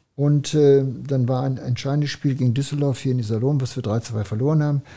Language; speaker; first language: German; native; German